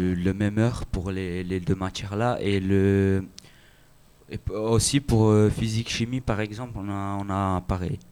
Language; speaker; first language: French; non-native, learner; Albanian